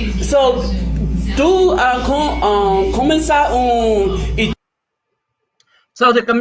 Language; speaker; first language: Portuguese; non-native, learner; English